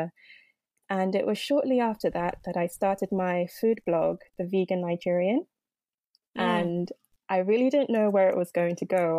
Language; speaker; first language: English; non-native, local second language; Yoruba